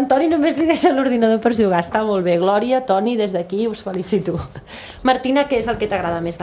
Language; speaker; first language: Catalan; native; Catalan